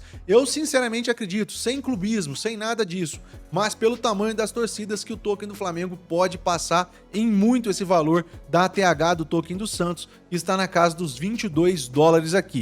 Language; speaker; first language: Portuguese; native; Portuguese